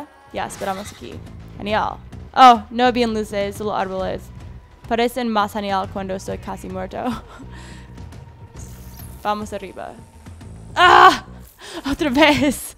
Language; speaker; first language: Spanish; non-native, learner; English